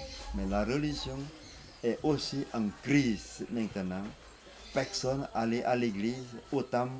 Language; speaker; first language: French; non-native, fluent; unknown